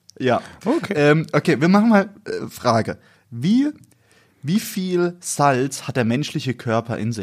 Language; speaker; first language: German; native; German